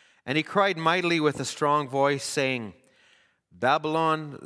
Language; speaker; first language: English; native; English